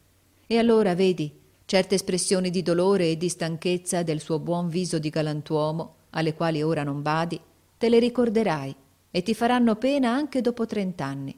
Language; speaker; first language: Italian; native; Italian